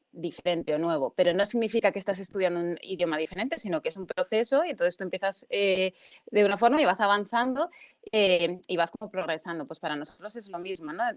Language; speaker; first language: Spanish; early bilingual, other home language; Arabic